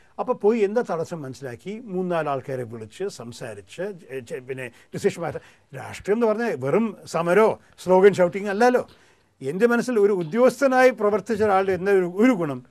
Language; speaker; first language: Malayalam; early bilingual, heritage; Malayalam